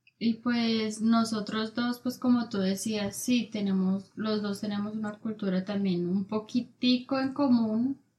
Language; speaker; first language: Spanish; native; Spanish